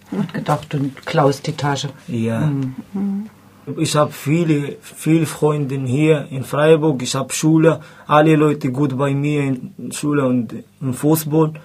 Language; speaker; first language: German; non-native, learner; Arabic